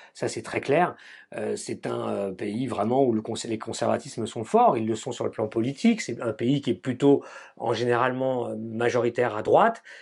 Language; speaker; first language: French; native; French